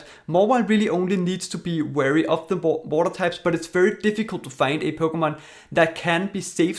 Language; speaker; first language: English; native; English